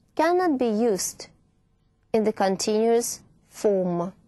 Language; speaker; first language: English; non-native, fluent; Russian